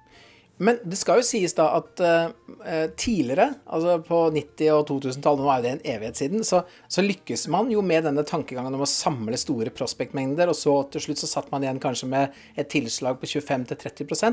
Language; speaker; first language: Norwegian; native; Norwegian